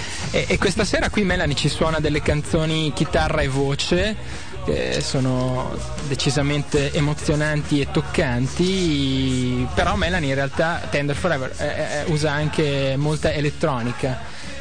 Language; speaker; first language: Italian; native; Italian